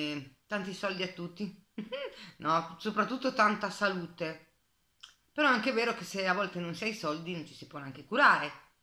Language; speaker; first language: Italian; native; Italian